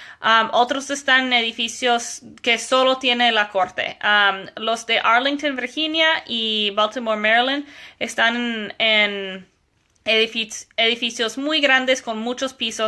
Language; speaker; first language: Spanish; non-native, fluent; English